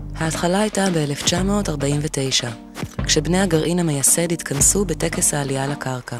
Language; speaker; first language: Hebrew; native; Hebrew